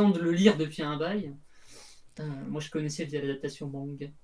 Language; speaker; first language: French; native; French